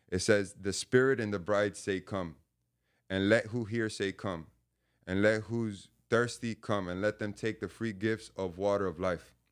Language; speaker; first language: English; native; English